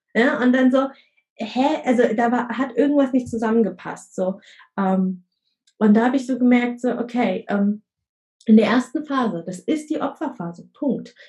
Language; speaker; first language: German; early bilingual, other home language; Vietnamese